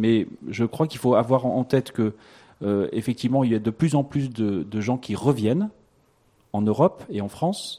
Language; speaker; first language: French; native; French